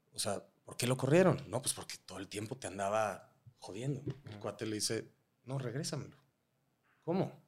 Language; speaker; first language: Spanish; native; Spanish